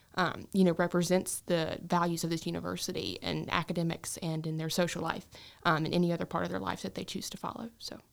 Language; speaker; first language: English; native; English